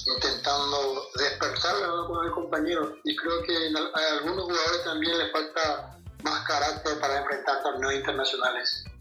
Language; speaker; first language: Spanish; native; Spanish